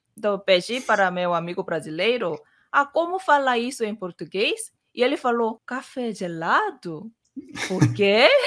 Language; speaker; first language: Portuguese; non-native, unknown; Korean